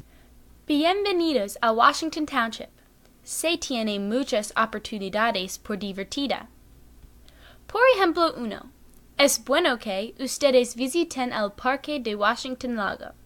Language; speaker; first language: Spanish; non-native, learner; English